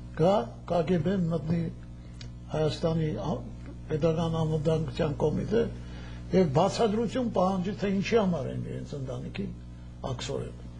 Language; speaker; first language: Armenian; native; Armenian